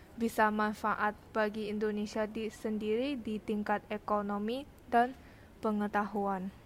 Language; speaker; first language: Indonesian; non-native, learner; Chinese